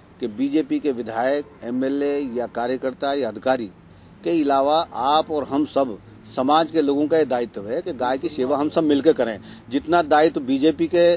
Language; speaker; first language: Hindi; native; Hindi